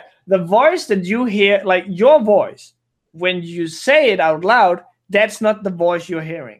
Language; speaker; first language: English; non-native, fluent; Danish